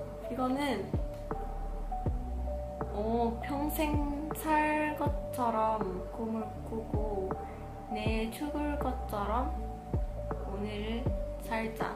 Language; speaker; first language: Korean; non-native, fluent; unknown